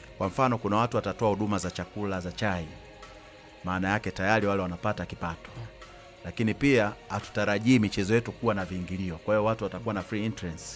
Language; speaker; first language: Swahili; native; Swahili